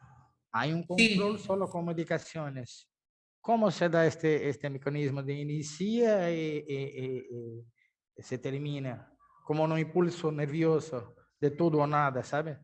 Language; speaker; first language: Spanish; non-native, fluent; Portuguese